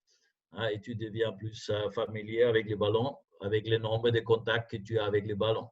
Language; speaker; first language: French; non-native, fluent; German